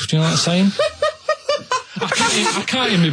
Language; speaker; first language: English; native; English